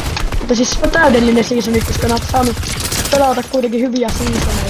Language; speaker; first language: Finnish; native; Finnish